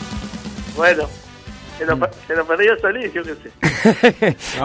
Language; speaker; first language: Spanish; native; Spanish